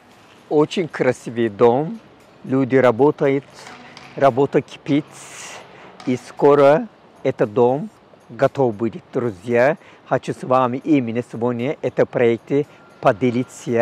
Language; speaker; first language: Russian; non-native, learner; Turkish